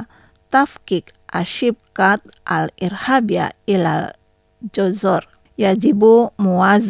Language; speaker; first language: Arabic; non-native, fluent; Indonesian